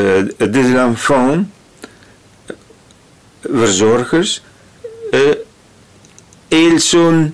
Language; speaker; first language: French; non-native, learner; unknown